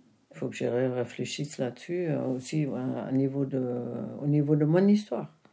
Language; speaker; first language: French; non-native, fluent; German